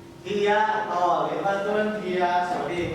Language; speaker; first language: Arabic; non-native, fluent; Indonesian